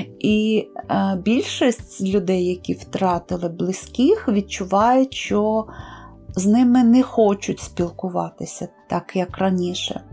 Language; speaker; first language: Ukrainian; native; Ukrainian